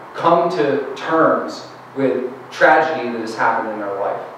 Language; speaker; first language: English; native; English